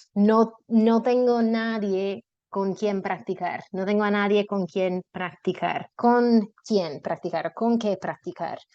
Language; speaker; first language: Spanish; non-native, fluent; English